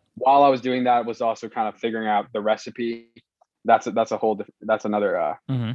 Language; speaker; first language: English; non-native, local second language; Cantonese